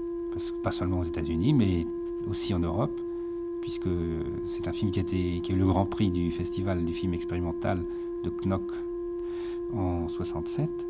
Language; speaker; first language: French; native; French